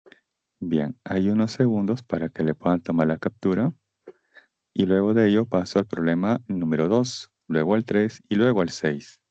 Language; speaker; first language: Spanish; native; Spanish